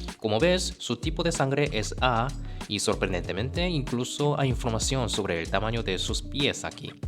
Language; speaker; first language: Spanish; non-native, fluent; Korean